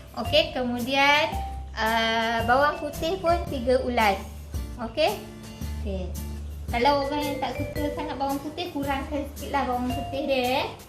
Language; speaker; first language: Malay; native; Malay